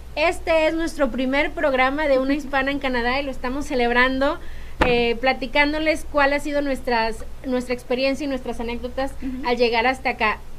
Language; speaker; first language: Spanish; native; Spanish